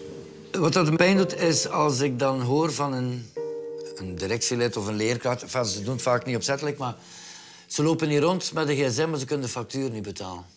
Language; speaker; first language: Dutch; native; Dutch